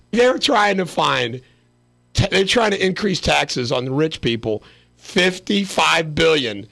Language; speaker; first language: English; native; English